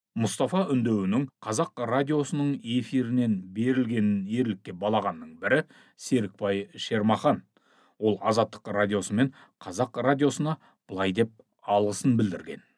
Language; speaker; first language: Kazakh; native; Kazakh